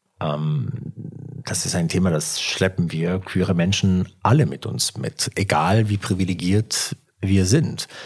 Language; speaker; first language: German; early bilingual, other home language; Italian